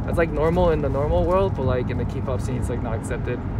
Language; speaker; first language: English; early bilingual, other home language; Korean